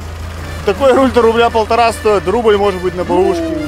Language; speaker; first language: Russian; native; Russian